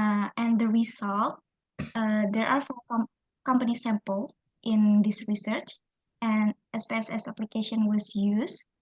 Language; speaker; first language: English; non-native, learner; Indonesian